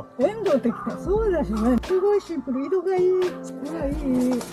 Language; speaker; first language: Japanese; native; Japanese